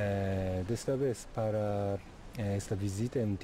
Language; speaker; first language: Portuguese; non-native, fluent; Japanese